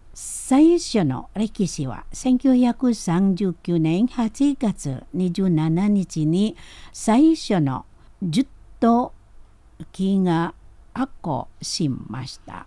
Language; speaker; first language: Japanese; non-native, fluent; Indonesian